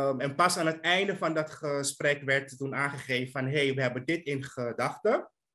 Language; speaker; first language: Dutch; native; Dutch